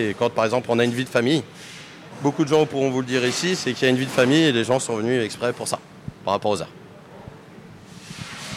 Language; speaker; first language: French; native; French